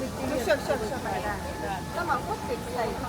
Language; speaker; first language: Russian; non-native, learner; Vietnamese